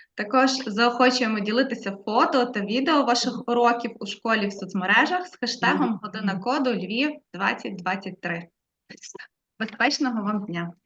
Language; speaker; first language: Ukrainian; native; Ukrainian